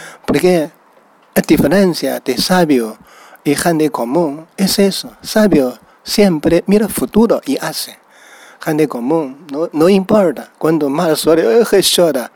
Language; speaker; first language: Spanish; non-native, learner; Chinese